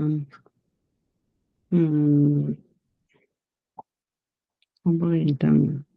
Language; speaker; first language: English; non-native, learner; Spanish